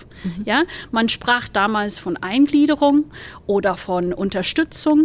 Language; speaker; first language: German; non-native, fluent; English